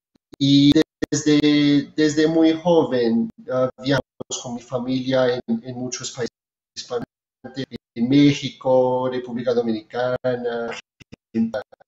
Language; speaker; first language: Spanish; non-native, fluent; French